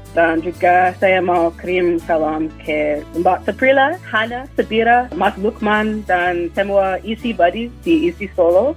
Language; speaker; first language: Indonesian; non-native, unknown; English